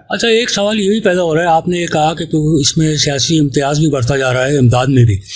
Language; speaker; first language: Urdu; native; Urdu